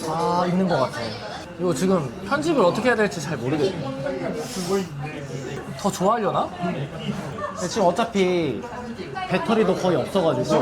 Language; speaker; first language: Korean; native; Korean